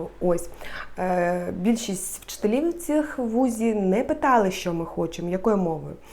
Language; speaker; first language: Ukrainian; native; Ukrainian